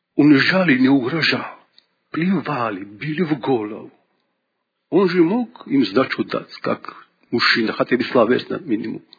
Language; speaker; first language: Russian; non-native, local second language; Georgian